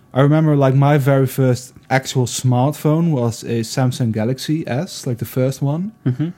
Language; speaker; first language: English; non-native, fluent; Dutch